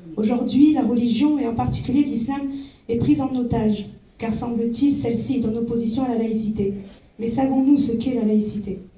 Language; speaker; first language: French; early bilingual, other home language; Arabic